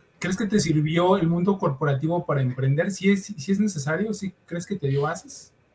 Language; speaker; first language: Spanish; native; Spanish